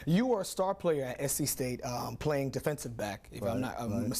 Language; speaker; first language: English; native; English